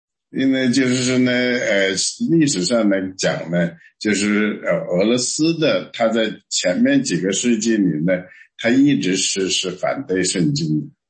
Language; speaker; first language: Chinese; native; Chinese